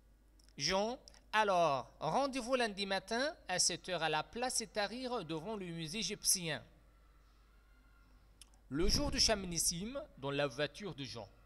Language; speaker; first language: French; non-native, fluent; Arabic